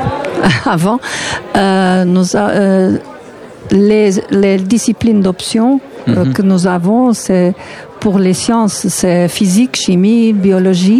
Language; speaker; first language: French; non-native, learner; Portuguese